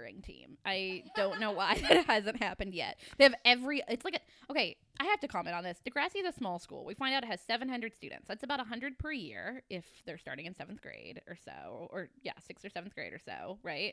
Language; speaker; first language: English; native; English